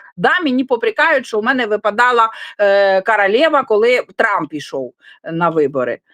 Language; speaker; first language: Ukrainian; non-native, local second language; Russian